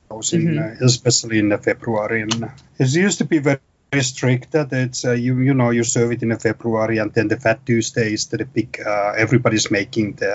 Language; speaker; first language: English; non-native, fluent; Finnish